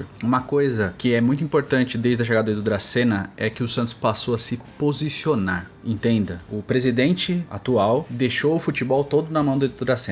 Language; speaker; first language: Portuguese; native; Portuguese